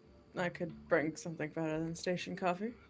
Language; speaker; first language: English; native; English